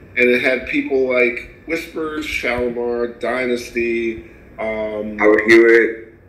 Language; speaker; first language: English; native; English